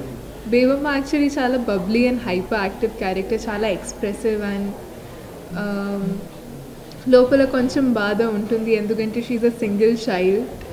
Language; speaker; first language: Telugu; non-native, local second language; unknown